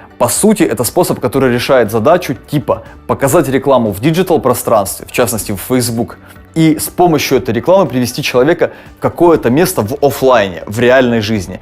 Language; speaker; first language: Russian; native; Russian